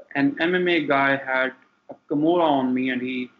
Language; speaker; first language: English; non-native, local second language; Punjabi